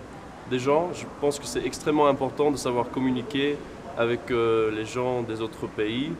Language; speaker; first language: French; non-native, fluent; English